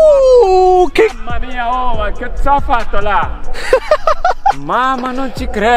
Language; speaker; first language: Italian; non-native, learner; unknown